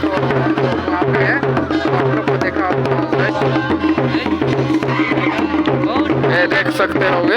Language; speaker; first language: Hindi; non-native, local second language; Odia